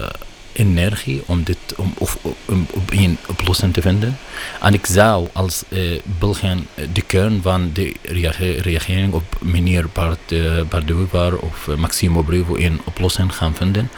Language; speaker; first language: Dutch; non-native, learner; Arabic